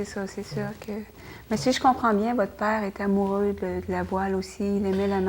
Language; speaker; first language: French; native; French